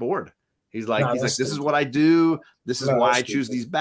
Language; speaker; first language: English; native; English